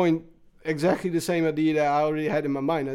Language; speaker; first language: English; native; English